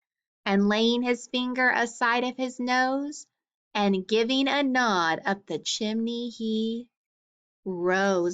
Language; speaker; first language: English; native; English